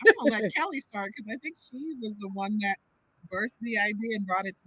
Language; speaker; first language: English; native; English